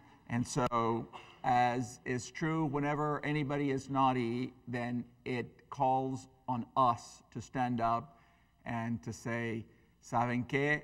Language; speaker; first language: English; early bilingual, other home language; Spanish